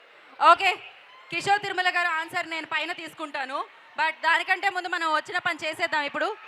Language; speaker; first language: Telugu; native; Telugu